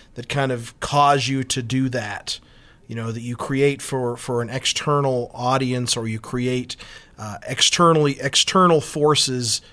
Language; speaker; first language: English; native; English